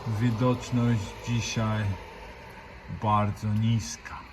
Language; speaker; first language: Polish; non-native, fluent; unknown